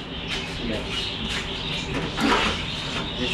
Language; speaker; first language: English; non-native, learner; Thai